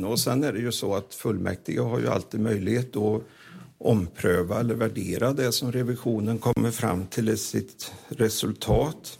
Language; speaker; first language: Swedish; native; Swedish